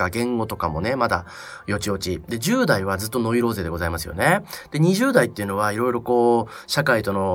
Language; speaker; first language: Japanese; native; Japanese